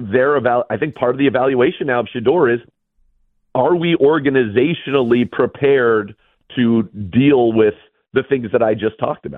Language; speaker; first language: English; native; English